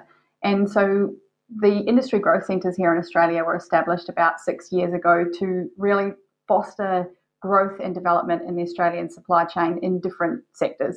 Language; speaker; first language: English; native; English